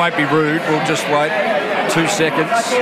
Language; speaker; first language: English; native; English